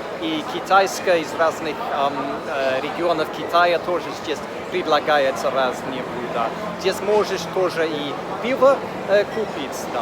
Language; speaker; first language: Russian; non-native, fluent; English